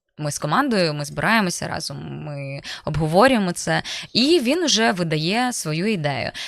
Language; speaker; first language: Ukrainian; native; Ukrainian